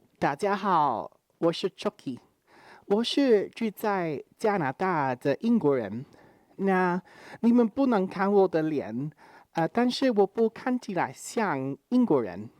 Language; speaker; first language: Chinese; non-native, learner; English